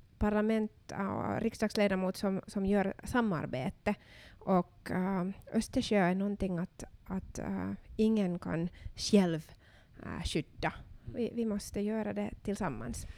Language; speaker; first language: Swedish; non-native, local second language; Finnish